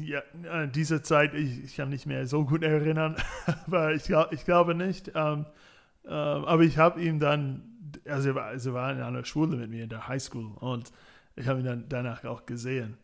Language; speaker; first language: German; non-native, fluent; English